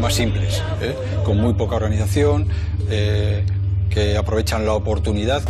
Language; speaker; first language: Spanish; native; Spanish